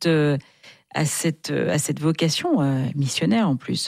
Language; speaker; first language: French; native; French